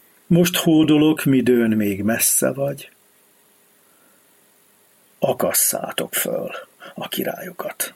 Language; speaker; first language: Hungarian; native; Hungarian